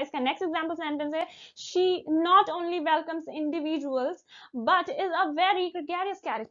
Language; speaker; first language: Hindi; native; Hindi